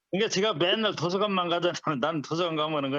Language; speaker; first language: Korean; native; Korean